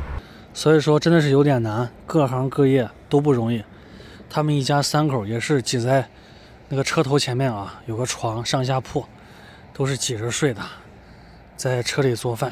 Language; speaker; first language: Chinese; native; Chinese